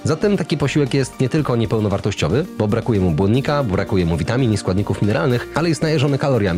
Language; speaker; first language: Polish; native; Polish